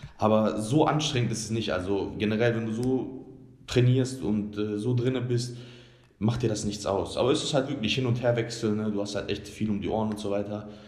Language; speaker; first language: German; early bilingual, other home language; Bosnian